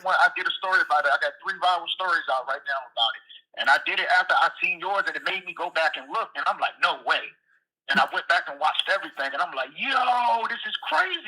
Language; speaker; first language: English; native; English